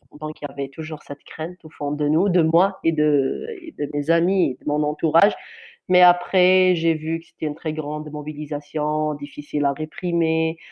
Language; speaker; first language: French; non-native, local second language; Kabyle